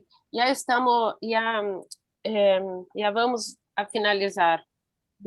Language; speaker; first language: Portuguese; non-native, learner; Spanish